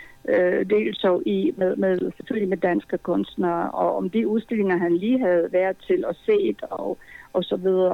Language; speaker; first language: Danish; non-native, fluent; Polish